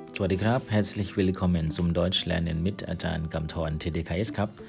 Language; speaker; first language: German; non-native, fluent; Thai